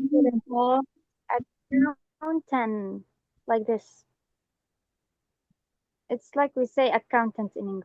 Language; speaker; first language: English; non-native, fluent; Arabic